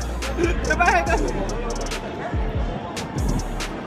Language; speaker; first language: Indonesian; non-native, learner; Japanese